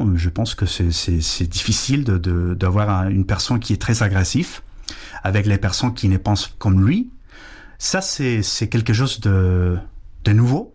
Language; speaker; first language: French; non-native, fluent; Spanish